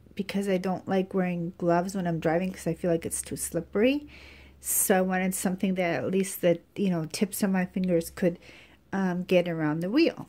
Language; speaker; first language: English; native; English